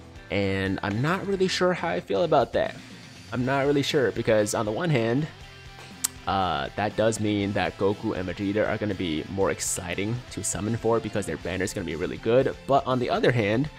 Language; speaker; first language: English; native; English